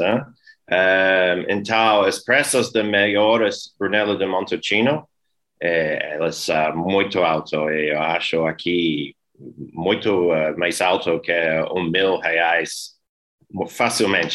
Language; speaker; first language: Portuguese; non-native, learner; English